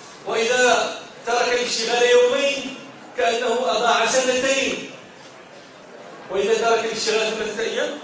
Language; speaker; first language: Arabic; native; Arabic